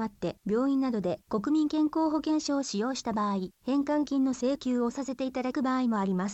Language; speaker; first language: Japanese; native; Japanese